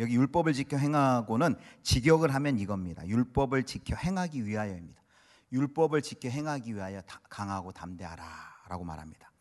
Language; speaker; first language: Korean; native; Korean